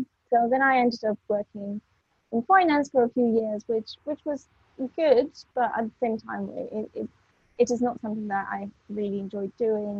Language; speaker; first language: English; non-native, fluent; Russian